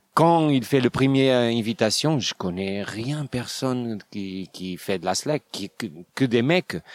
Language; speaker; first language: French; non-native, learner; Portuguese